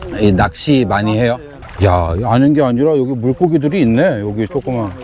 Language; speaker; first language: Korean; native; Korean